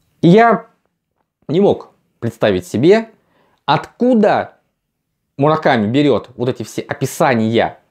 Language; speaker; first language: Russian; native; Russian